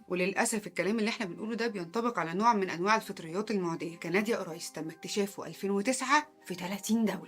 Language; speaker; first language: Arabic; native; Arabic